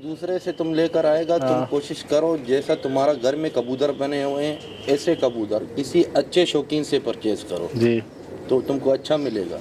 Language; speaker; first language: Hindi; non-native, learner; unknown